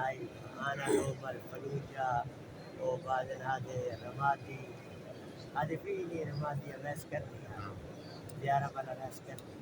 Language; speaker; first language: Arabic; non-native, learner; Urdu